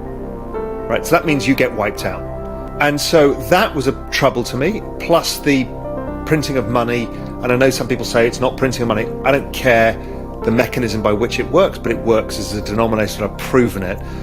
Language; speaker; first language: English; native; English